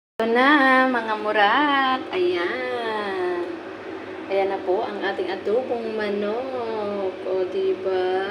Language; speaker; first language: Filipino; non-native, local second language; Hiligaynon